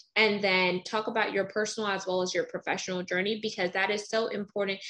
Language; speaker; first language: English; native; English